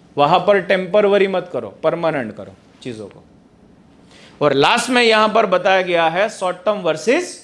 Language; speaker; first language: Hindi; non-native, local second language; Gujarati